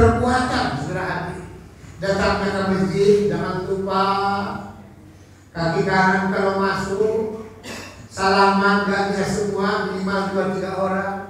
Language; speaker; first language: Indonesian; native; Indonesian